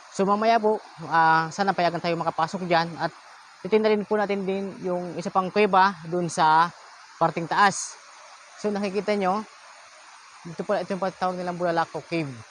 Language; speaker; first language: Filipino; non-native, local second language; Bikol